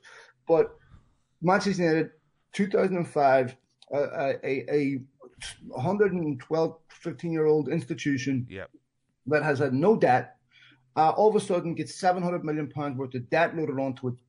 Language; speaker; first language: English; native; English